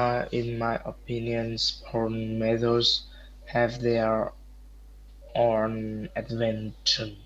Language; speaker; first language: English; non-native, learner; Vietnamese